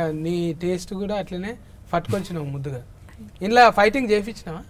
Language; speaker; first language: Telugu; native; Telugu